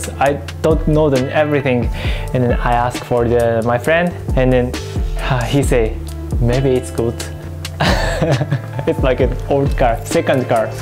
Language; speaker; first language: English; non-native, learner; Japanese